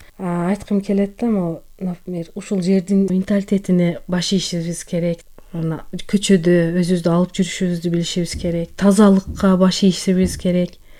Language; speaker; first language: Kyrgyz; non-native, local second language; Turkish